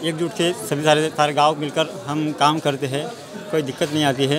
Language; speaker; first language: Hindi; non-native, local second language; Marathi